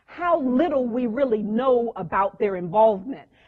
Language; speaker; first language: English; native; English